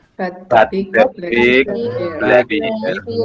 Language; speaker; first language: English; non-native, learner; Indonesian